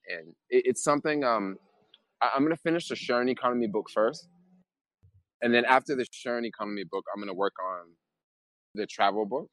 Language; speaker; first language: English; native; English